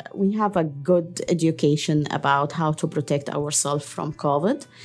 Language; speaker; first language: English; early bilingual, other home language; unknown